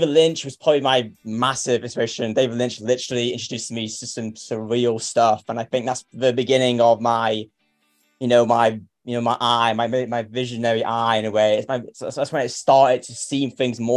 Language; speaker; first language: English; native; English